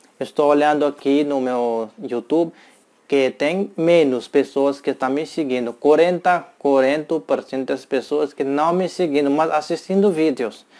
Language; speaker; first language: Portuguese; non-native, learner; Hindi